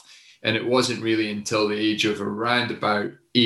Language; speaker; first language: English; native; English